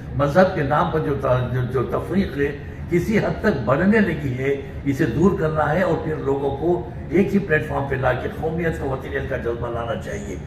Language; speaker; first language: Urdu; native; Urdu